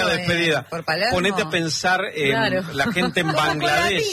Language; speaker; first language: Spanish; native; Spanish